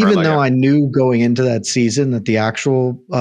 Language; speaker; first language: English; native; English